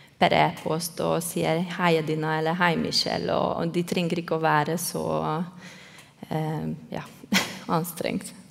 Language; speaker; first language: Norwegian; non-native, fluent; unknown